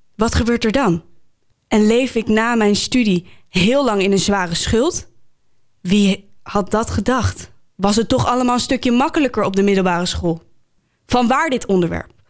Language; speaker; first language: Dutch; native; Dutch